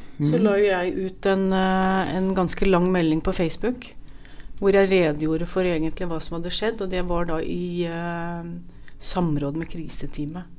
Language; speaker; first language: Norwegian; native; Norwegian